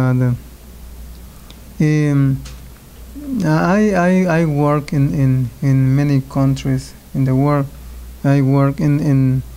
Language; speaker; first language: English; non-native, learner; Spanish